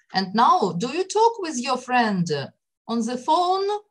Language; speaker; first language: English; non-native, fluent; Ukrainian